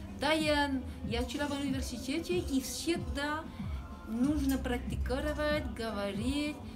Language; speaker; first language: Russian; non-native, learner; French